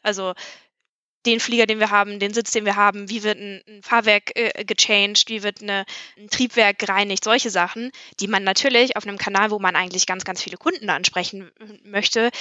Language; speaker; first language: German; native; German